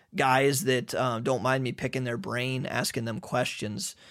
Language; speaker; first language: English; native; English